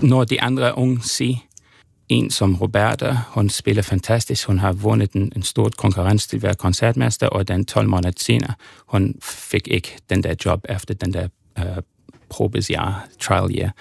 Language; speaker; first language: Danish; non-native, fluent; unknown